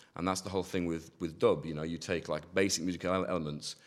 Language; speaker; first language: English; native; English